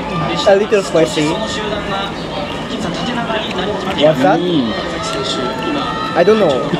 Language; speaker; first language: English; non-native, learner; Japanese